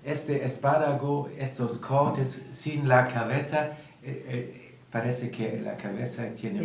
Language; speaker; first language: Spanish; non-native, learner; German